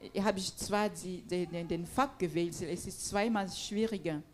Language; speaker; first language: German; non-native, fluent; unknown